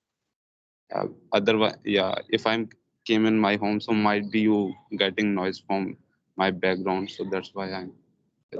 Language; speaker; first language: English; non-native, learner; Hindi